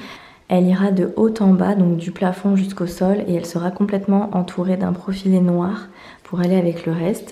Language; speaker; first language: French; native; French